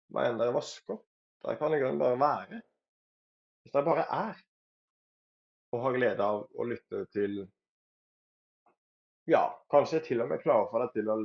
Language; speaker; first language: Norwegian; native; Norwegian